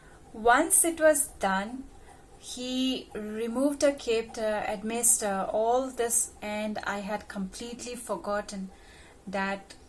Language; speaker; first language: English; non-native, local second language; Hindi